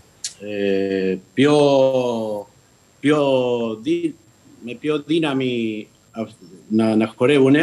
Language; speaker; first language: Greek; early bilingual, heritage; Spanish